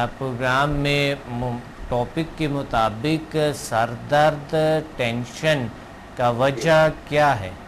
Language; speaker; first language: Urdu; non-native, local second language; Pashto